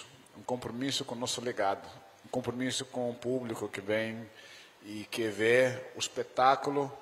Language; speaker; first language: Portuguese; non-native, fluent; Dutch